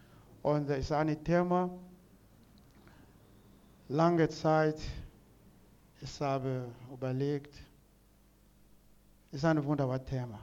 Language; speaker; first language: German; non-native, learner; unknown